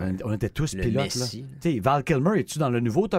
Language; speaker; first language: French; native; French